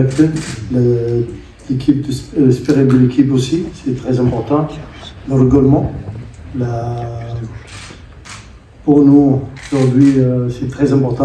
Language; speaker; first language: French; non-native, learner; Arabic